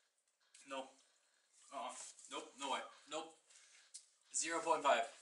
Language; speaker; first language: English; native; English